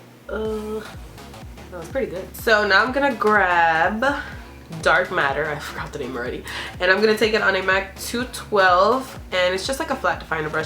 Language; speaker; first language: English; native; English